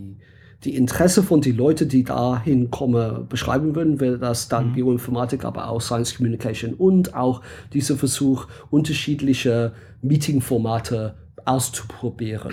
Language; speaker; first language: German; non-native, fluent; English